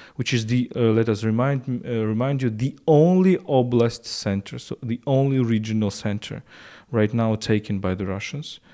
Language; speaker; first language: English; non-native, fluent; Ukrainian